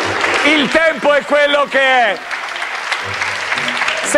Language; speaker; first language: Italian; native; Italian